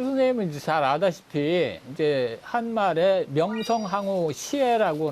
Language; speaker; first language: Korean; native; Korean